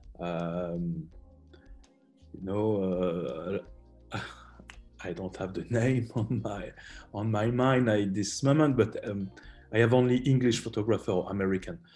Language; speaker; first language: English; non-native, learner; French